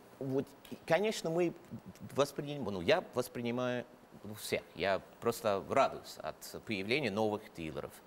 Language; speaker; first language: Russian; non-native, fluent; English